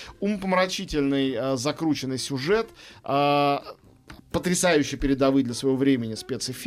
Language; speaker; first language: Russian; native; Russian